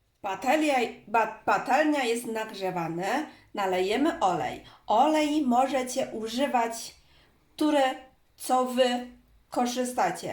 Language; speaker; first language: Polish; non-native, learner; Chinese